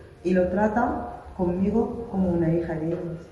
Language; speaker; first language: Spanish; non-native, local second language; Arabic